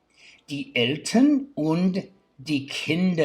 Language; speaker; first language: German; non-native, learner; English